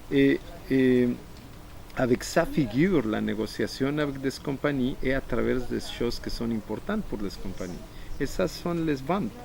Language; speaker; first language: French; non-native, fluent; Spanish